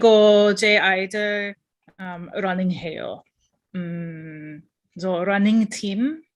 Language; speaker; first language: Korean; non-native, learner; English